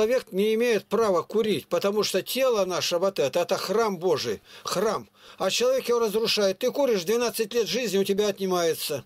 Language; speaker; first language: Russian; native; Russian